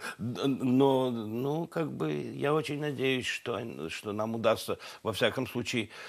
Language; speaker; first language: Russian; native; Russian